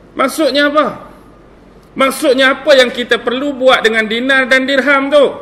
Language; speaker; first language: Malay; native; Malay